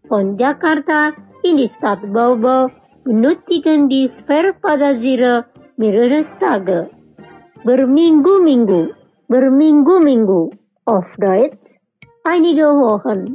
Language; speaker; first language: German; non-native, fluent; Indonesian